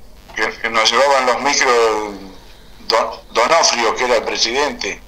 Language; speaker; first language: Spanish; native; Spanish